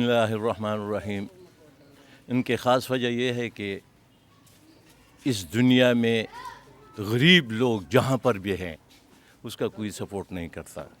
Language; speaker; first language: Hindi; non-native, local second language; Pashto